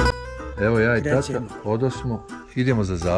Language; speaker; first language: Croatian; native; Croatian